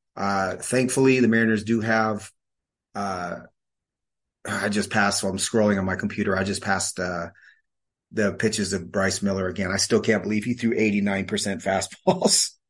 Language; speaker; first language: English; native; English